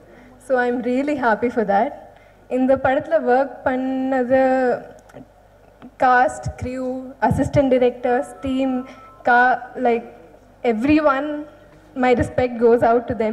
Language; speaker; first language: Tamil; non-native, learner; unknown